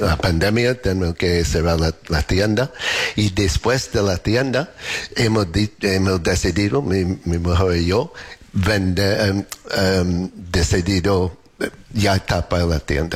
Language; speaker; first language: Spanish; non-native, learner; English